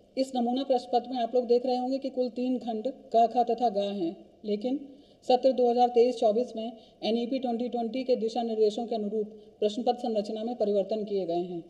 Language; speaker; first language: Hindi; native; Hindi